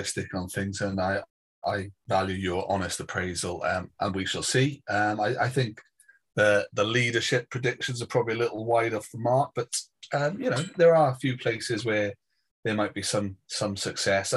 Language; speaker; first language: English; native; English